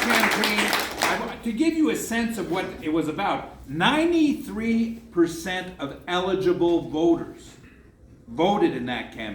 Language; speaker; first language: English; non-native, local second language; French